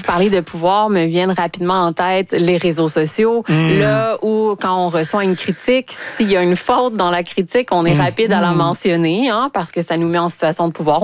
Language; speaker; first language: French; native; French